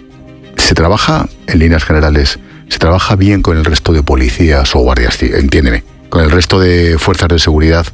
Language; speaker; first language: Spanish; native; Spanish